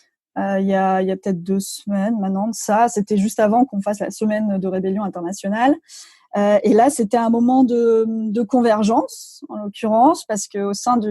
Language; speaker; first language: French; native; French